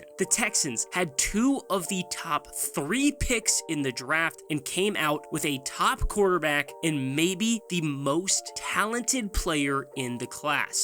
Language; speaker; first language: English; native; English